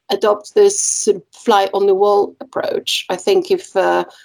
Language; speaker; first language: English; non-native, fluent; Polish